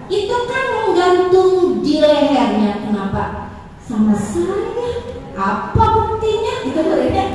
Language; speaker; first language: Indonesian; non-native, local second language; Sundanese